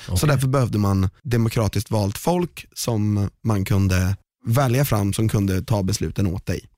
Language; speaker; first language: Swedish; native; Swedish